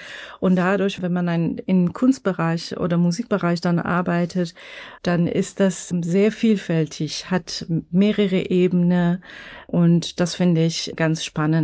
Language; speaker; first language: German; non-native, fluent; Persian